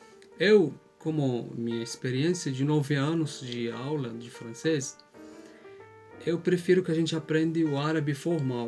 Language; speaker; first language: Portuguese; non-native, fluent; Arabic